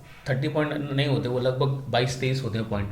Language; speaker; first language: Hindi; native; Hindi